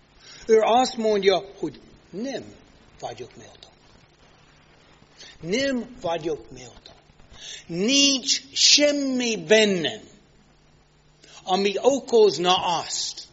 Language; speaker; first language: Hungarian; non-native, fluent; English